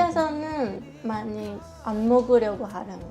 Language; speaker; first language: Korean; non-native, fluent; Japanese